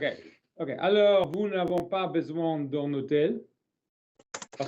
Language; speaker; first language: French; non-native, learner; English